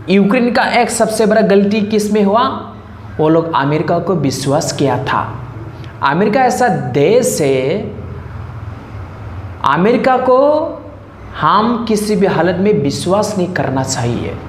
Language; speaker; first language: Hindi; non-native, local second language; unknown